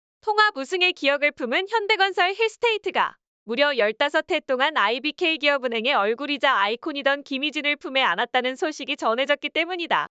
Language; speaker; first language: Korean; native; Korean